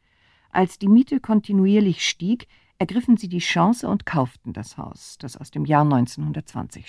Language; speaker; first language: German; native; German